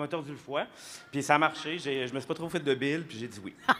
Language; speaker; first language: French; native; French